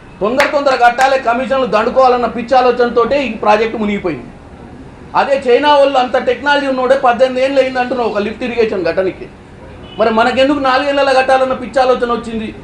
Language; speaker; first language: Telugu; native; Telugu